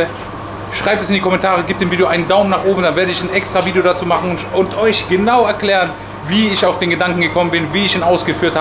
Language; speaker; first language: German; native; German